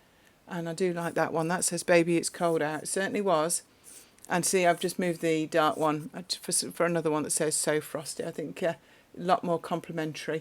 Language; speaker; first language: English; native; English